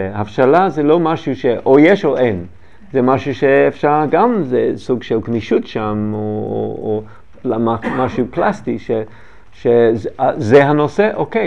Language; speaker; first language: Hebrew; non-native, learner; English